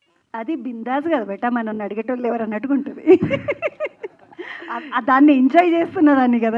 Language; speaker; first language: Telugu; native; Telugu